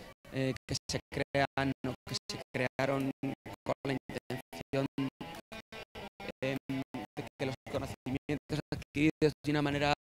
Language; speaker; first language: Spanish; native; Spanish